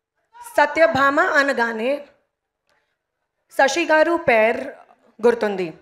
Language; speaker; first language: Telugu; non-native, local second language; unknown